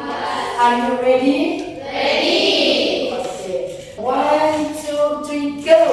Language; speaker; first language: English; non-native, learner; Indonesian